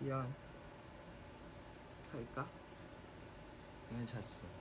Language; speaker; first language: Korean; non-native, fluent; Thai